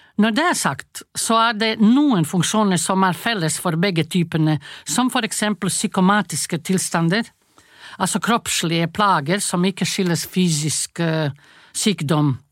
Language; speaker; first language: Norwegian; non-native, fluent; Croatian